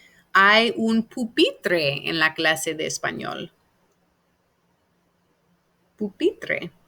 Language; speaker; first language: Spanish; non-native, fluent; English